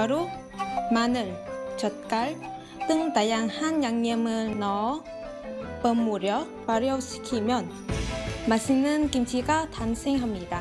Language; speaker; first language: Korean; non-native, fluent; Vietnamese